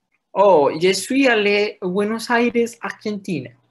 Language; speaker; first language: French; non-native, learner; Spanish